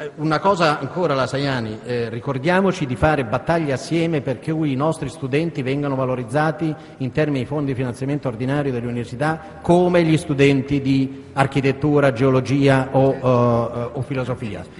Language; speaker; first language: Italian; native; Italian